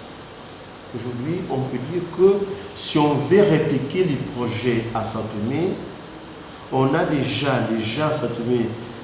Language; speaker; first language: French; non-native, fluent; Portuguese